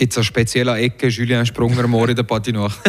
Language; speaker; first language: German; native; German